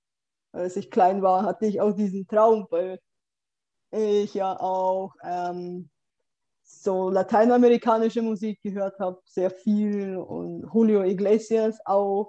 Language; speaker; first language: German; non-native, fluent; Bulgarian